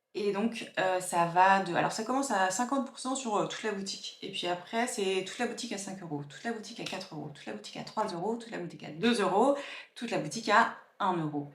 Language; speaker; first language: French; native; French